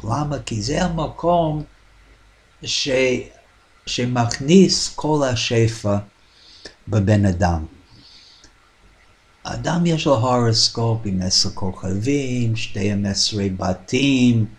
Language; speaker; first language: Hebrew; non-native, fluent; English